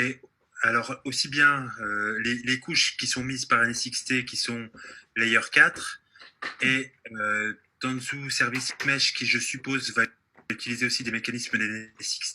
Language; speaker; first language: French; native; French